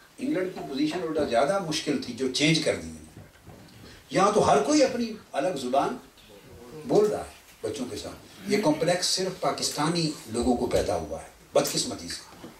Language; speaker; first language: Urdu; non-native, local second language; Punjabi